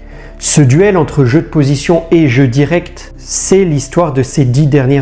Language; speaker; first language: French; native; French